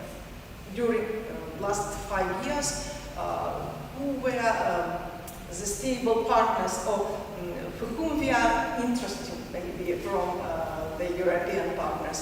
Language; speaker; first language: English; non-native, learner; Ukrainian